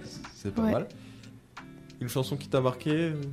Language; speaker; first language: French; native; French